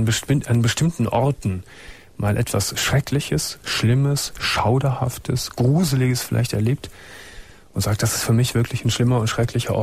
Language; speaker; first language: German; native; German